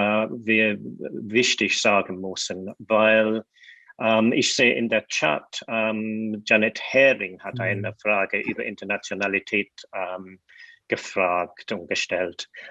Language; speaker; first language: German; non-native, fluent; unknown